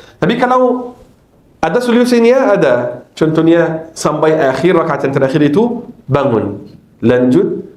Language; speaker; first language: Malay; non-native, fluent; Arabic